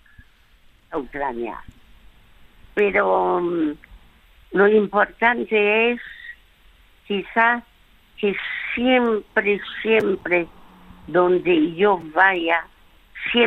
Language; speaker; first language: Spanish; early bilingual, other home language; French